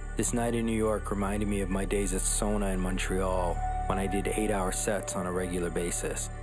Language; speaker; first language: English; native; English